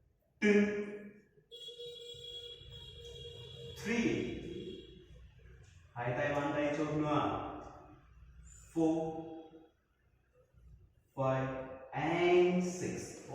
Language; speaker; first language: Vietnamese; non-native, learner; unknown